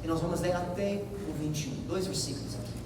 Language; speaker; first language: Portuguese; non-native, fluent; English